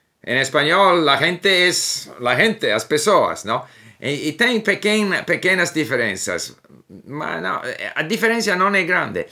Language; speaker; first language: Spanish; non-native, fluent; English